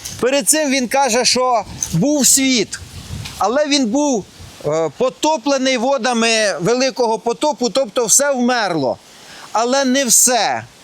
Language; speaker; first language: Ukrainian; non-native, local second language; Russian